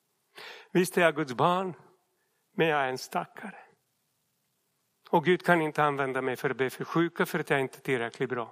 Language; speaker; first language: Swedish; non-native, fluent; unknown